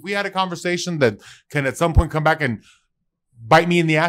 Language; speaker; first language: English; early bilingual, other home language; Spanish